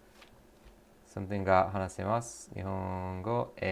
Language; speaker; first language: Japanese; non-native, learner; English